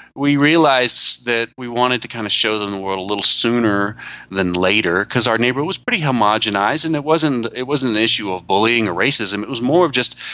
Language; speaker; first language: English; native; English